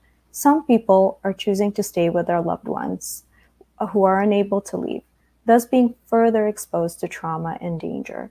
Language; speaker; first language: English; early bilingual, other home language; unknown